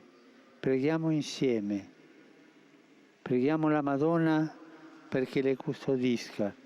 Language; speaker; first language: Italian; early bilingual, heritage; Spanish